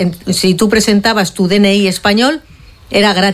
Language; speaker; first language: Spanish; native; Spanish